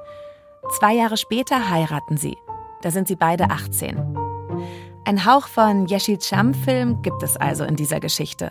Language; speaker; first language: German; native; German